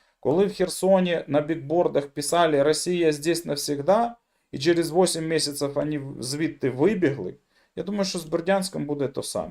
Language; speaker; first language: Ukrainian; non-native, local second language; Russian